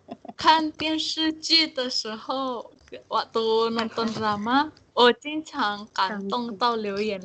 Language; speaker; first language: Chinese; non-native, fluent; Indonesian